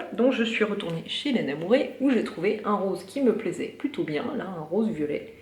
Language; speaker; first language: French; native; French